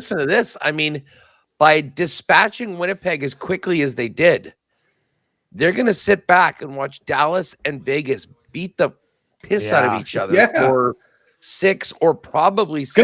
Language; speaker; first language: English; native; English